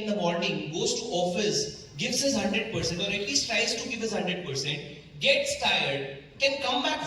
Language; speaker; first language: English; non-native, local second language; Hindi